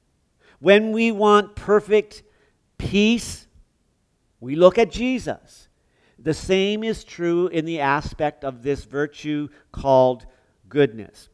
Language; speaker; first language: English; native; English